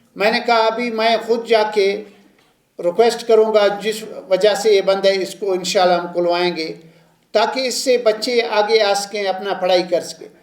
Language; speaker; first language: Urdu; non-native, local second language; Baluchi